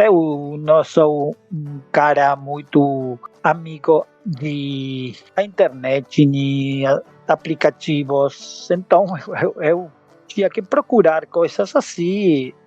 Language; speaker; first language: Portuguese; non-native, learner; Spanish